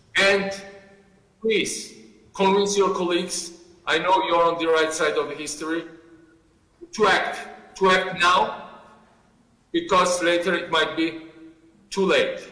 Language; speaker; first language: English; non-native, fluent; Georgian